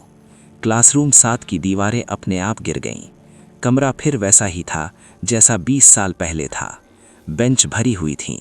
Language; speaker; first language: Hindi; native; Hindi